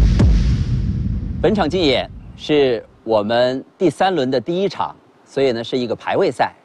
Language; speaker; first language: Chinese; native; Chinese